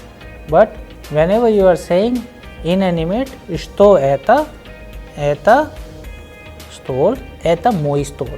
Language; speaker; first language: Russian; non-native, fluent; Hindi